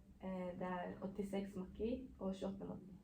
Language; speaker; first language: Norwegian; early bilingual, other home language; Urdu